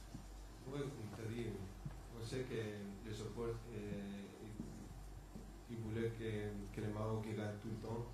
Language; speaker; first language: French; non-native, fluent; Spanish